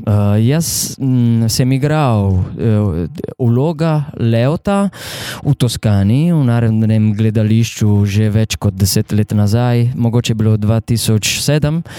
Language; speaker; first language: Slovenian; non-native, fluent; Italian